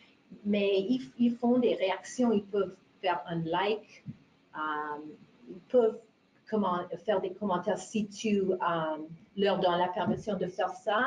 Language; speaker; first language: French; non-native, fluent; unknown